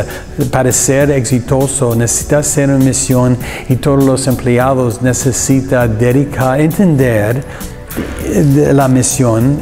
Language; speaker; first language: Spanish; non-native, learner; English